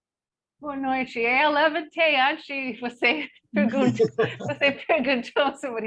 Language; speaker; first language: Portuguese; non-native, learner; English